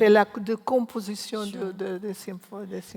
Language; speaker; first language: French; non-native, learner; Portuguese